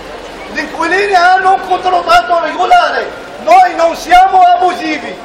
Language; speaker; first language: Italian; non-native, fluent; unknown